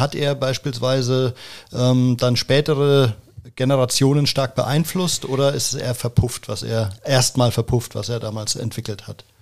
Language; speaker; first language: German; native; German